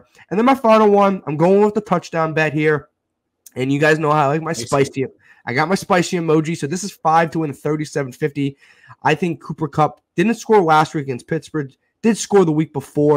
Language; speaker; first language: English; native; English